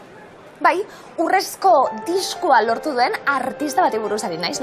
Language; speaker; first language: Basque; native; Basque